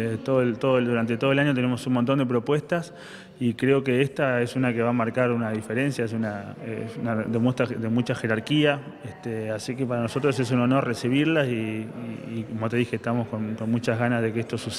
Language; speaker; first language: Spanish; native; Spanish